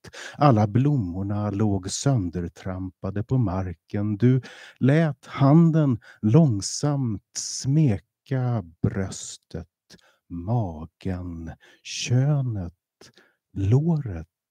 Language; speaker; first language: Swedish; native; Swedish